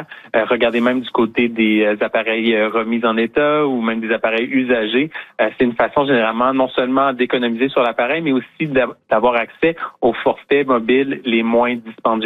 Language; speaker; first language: French; native; French